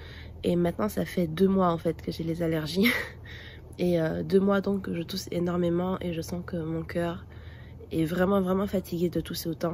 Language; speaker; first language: French; native; French